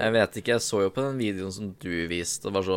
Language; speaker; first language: Norwegian; native; Norwegian